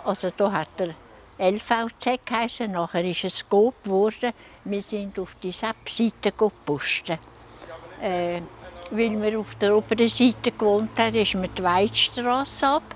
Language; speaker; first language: German; native; German